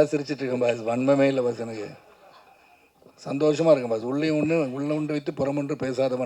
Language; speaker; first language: Tamil; native; Tamil